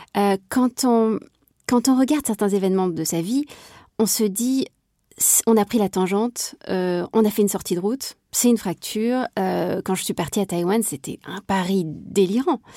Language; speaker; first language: French; native; French